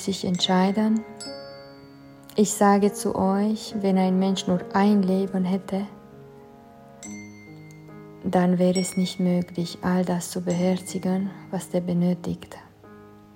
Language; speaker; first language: German; non-native, fluent; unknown